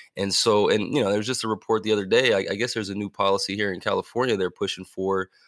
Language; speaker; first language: English; native; English